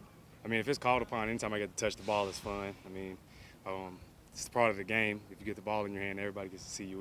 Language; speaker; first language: English; native; English